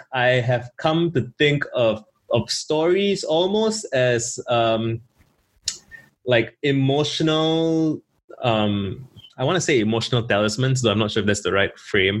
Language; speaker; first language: English; native; English